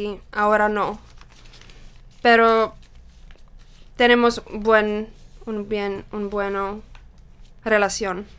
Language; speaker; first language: Spanish; non-native, learner; Czech